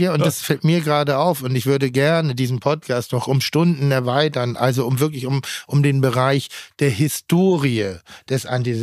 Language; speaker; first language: German; native; German